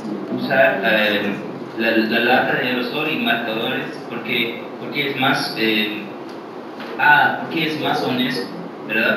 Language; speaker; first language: Spanish; early bilingual, heritage; English